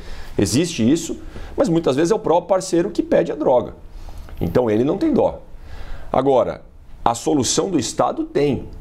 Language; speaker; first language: Portuguese; native; Portuguese